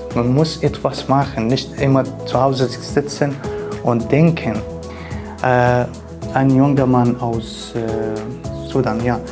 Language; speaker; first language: German; non-native, learner; Arabic